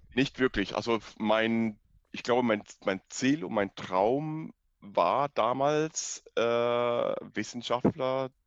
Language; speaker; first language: German; non-native, fluent; Spanish